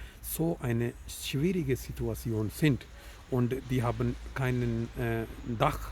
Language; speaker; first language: German; non-native, learner; Urdu